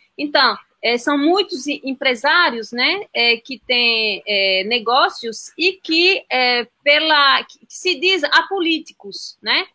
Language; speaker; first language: Portuguese; non-native, fluent; French